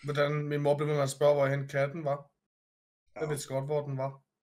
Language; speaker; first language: Danish; native; Danish